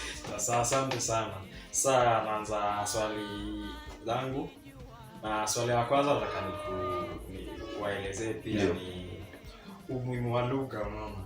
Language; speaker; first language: Swahili; non-native, local second language; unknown